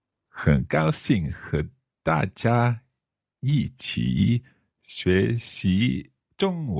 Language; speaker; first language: Chinese; non-native, learner; English